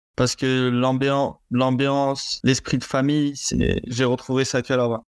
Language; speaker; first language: French; native; French